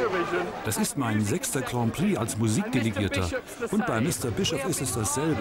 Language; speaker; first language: German; non-native, fluent; Dutch